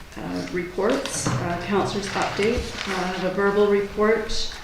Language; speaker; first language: English; native; English